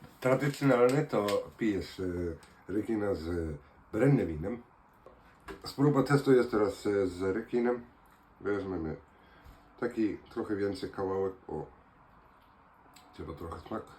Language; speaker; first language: Polish; non-native, learner; Icelandic